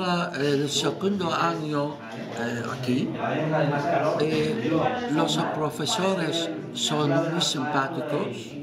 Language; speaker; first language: Spanish; non-native, learner; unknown